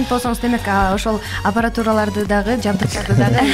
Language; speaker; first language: Kyrgyz; native; Kyrgyz